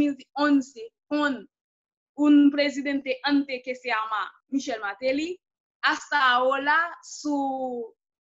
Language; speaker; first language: Spanish; non-native, fluent; Haitian Creole